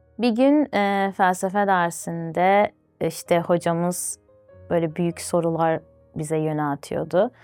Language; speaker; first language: Turkish; early bilingual, other home language; Azerbaijani